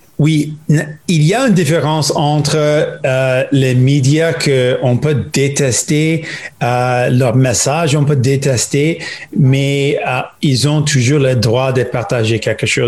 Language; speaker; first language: French; non-native, local second language; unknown